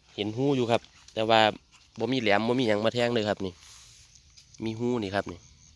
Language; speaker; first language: Thai; native; Thai